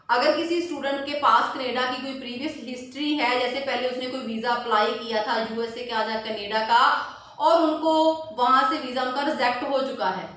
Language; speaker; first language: Hindi; non-native, local second language; Punjabi